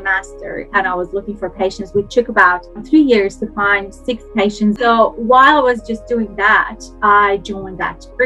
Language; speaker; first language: English; non-native, fluent; Persian